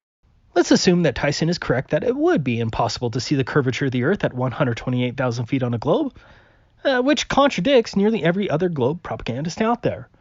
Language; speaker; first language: English; native; English